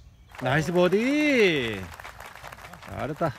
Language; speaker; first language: Korean; native; Korean